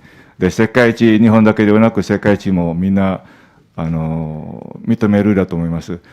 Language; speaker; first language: Japanese; non-native, learner; Indonesian